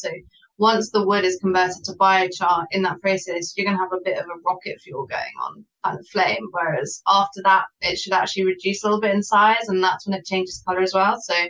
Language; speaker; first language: English; native; English